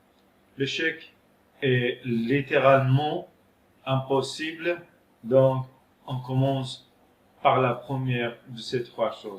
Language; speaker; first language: French; non-native, fluent; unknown